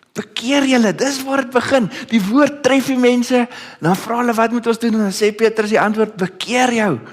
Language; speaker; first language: Afrikaans; early bilingual, other home language; Dutch